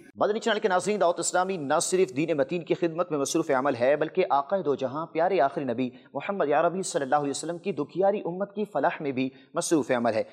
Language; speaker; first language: Urdu; native; Urdu